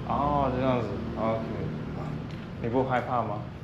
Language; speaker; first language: Chinese; non-native, fluent; English